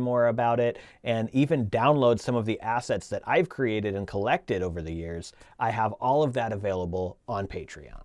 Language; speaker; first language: English; native; English